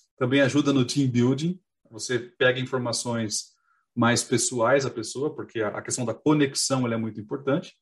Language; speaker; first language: Portuguese; native; Portuguese